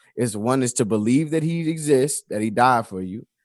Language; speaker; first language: English; native; English